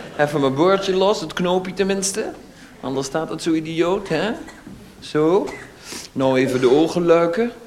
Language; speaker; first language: Dutch; native; Dutch